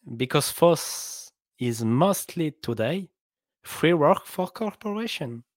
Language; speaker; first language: English; non-native, fluent; French